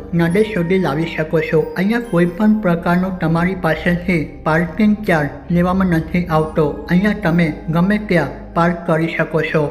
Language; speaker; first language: Gujarati; native; Gujarati